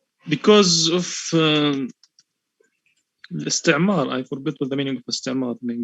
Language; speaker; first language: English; non-native, learner; Arabic